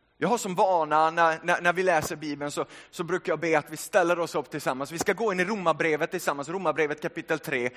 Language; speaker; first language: Swedish; early bilingual, other home language; Finnish